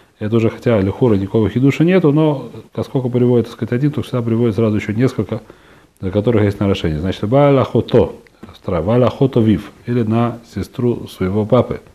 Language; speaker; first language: Russian; early bilingual, heritage; Russian